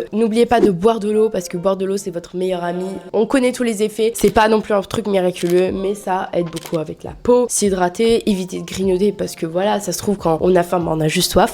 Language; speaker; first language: French; native; French